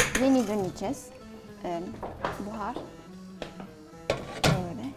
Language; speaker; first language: Turkish; non-native, learner; Arabic